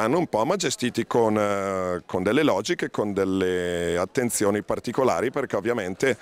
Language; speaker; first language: Italian; native; Italian